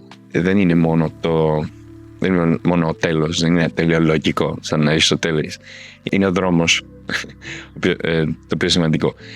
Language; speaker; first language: Greek; non-native, fluent; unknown